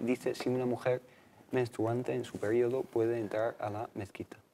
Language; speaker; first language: Spanish; native; Spanish